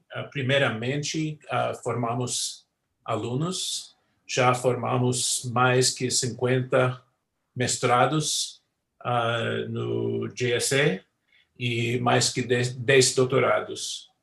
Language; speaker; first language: Portuguese; non-native, fluent; English